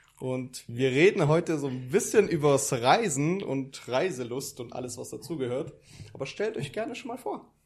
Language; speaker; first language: German; early bilingual, other home language; Italian